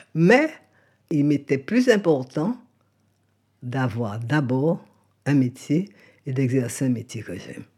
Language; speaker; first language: French; native; French